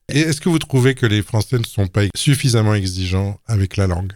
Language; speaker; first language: French; native; French